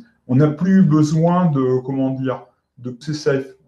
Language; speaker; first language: French; native; French